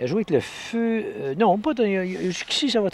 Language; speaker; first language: French; native; French